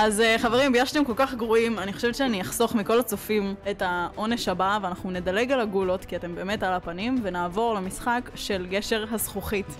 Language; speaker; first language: Hebrew; native; Hebrew